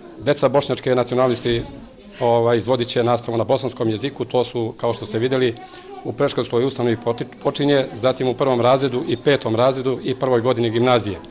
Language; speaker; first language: Bosnian; native; Bosnian